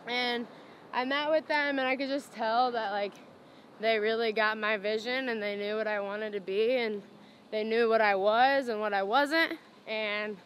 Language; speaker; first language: English; native; English